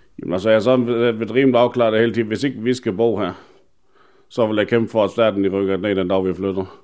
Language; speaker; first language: Danish; native; Danish